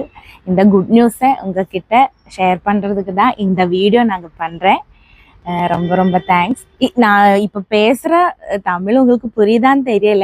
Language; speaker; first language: Tamil; non-native, learner; Malayalam